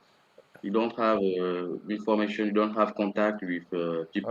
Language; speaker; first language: English; non-native, learner; French